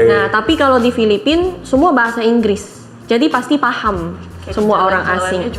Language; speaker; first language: Indonesian; non-native, learner; Filipino